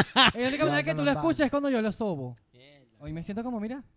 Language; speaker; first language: Spanish; native; Spanish